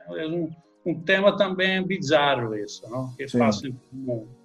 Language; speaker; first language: Portuguese; non-native, learner; Italian